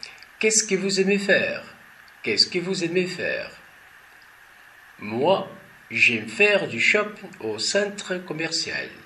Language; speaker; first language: French; non-native, fluent; Portuguese